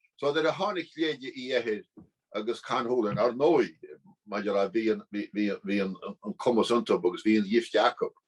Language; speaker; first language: Irish; native; Irish